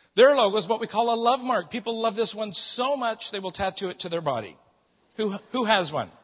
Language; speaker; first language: English; native; English